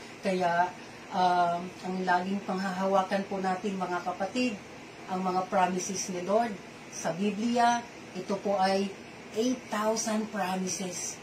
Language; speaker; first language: Filipino; non-native, local second language; Cebuano